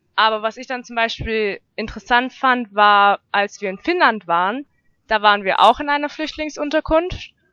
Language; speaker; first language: German; native; German